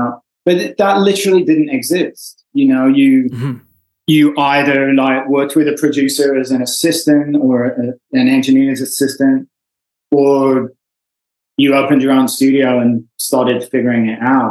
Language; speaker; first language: English; native; English